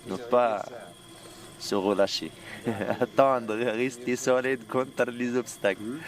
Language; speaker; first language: French; non-native, local second language; Arabic